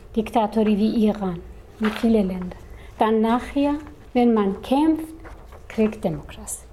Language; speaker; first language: German; non-native, learner; Kurdish